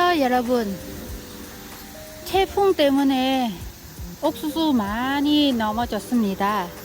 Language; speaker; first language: Korean; non-native, learner; Vietnamese